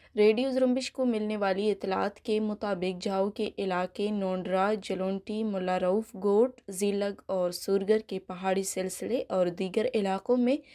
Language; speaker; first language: Urdu; non-native, local second language; Baluchi